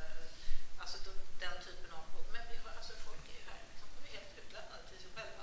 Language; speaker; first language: Swedish; native; Swedish